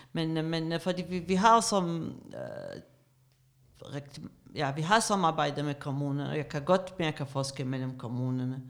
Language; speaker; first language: Danish; non-native, fluent; Arabic